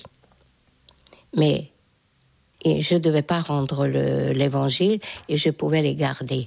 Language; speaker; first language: French; non-native, fluent; Hungarian